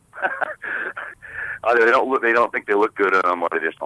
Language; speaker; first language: English; native; English